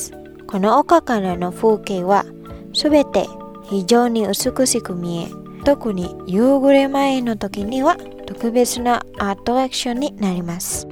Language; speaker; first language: Japanese; non-native, fluent; Indonesian